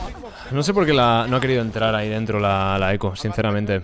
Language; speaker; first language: Spanish; native; Spanish